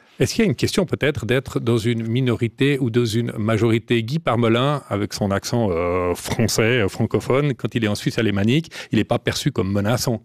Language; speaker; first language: French; native; French